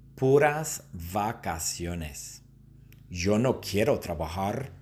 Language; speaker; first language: Spanish; non-native, fluent; English